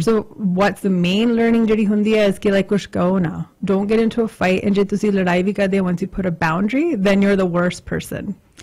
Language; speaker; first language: English; early bilingual, other home language; Punjabi